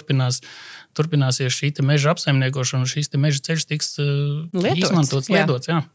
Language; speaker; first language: Latvian; native; Latvian